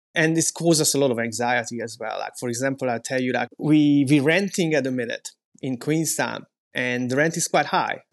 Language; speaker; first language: English; non-native, fluent; Hungarian